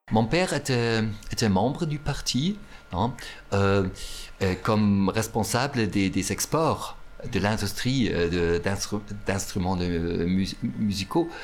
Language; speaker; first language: French; non-native, fluent; German